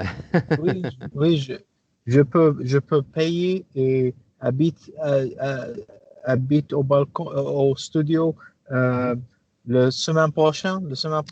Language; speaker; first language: French; non-native, learner; English